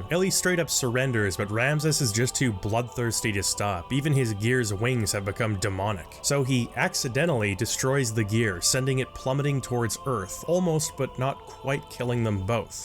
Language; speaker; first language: English; native; English